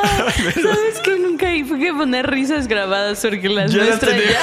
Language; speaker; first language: Spanish; native; Spanish